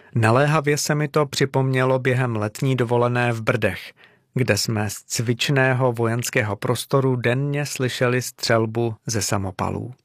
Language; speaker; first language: Czech; native; Czech